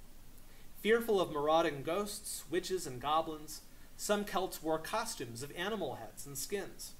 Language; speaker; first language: English; native; English